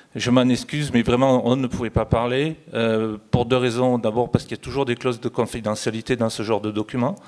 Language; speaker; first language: French; native; French